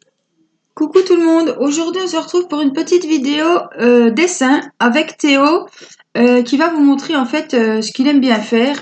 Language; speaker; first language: French; native; French